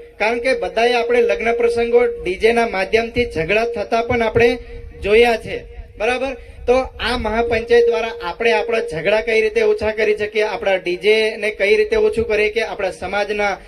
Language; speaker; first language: Gujarati; non-native, local second language; Rathawi